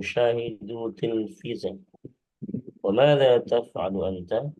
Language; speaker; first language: Arabic; non-native, learner; Indonesian